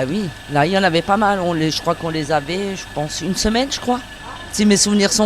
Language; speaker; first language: French; native; French